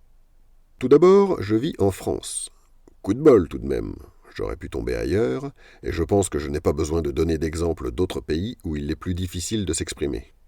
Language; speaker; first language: French; native; French